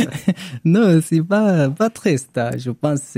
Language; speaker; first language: French; non-native, learner; Arabic